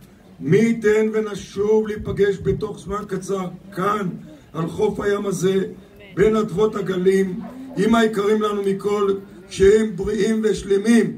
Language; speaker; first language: Hebrew; native; Hebrew